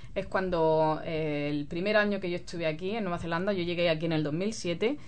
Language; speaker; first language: Spanish; native; Spanish